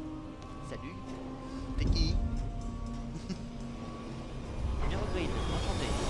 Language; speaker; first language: French; native; French